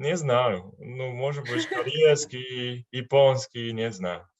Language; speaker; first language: Russian; non-native, learner; Chinese